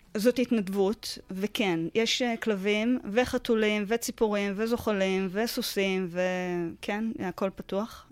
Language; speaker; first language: Hebrew; native; Hebrew